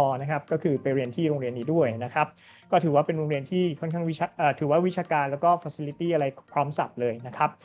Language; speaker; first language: Thai; native; Thai